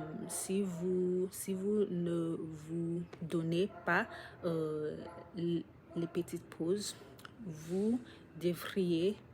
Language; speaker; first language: French; non-native, learner; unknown